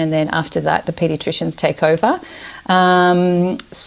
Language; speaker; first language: English; early bilingual, other home language; Romanian